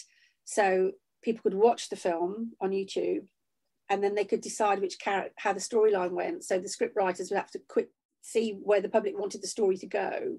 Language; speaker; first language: English; native; English